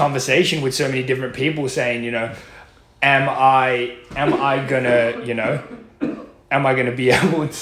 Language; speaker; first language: English; native; English